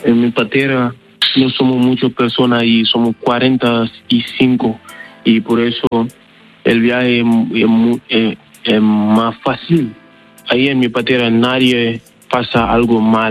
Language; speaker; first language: Spanish; non-native, learner; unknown